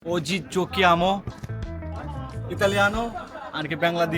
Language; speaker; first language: Italian; non-native, learner; Bangla